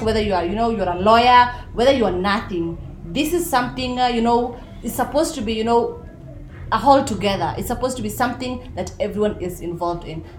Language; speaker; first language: English; non-native, local second language; Somali